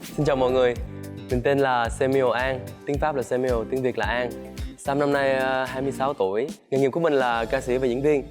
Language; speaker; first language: Vietnamese; early bilingual, heritage; Vietnamese